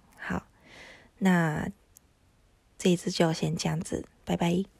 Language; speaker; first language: Chinese; non-native, fluent; Japanese